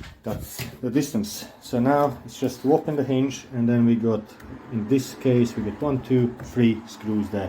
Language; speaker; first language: English; non-native, fluent; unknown